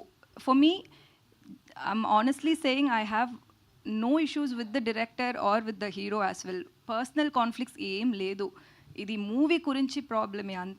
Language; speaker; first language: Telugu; non-native, learner; Tamil